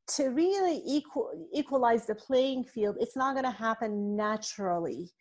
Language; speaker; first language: English; non-native, fluent; Persian